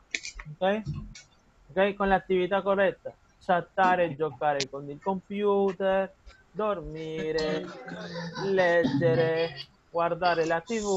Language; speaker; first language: Italian; non-native, fluent; Spanish